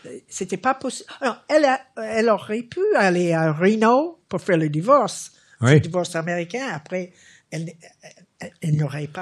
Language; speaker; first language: French; non-native, fluent; English